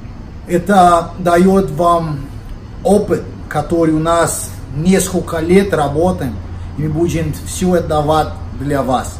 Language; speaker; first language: Russian; non-native, learner; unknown